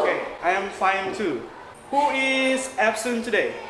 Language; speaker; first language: English; non-native, fluent; Indonesian